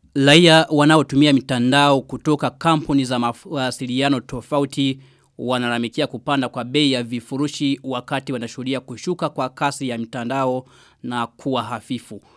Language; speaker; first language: Swahili; non-native, local second language; Rundi